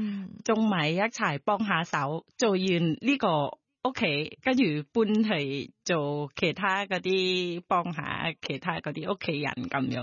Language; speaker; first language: Cantonese; non-native, fluent; Thai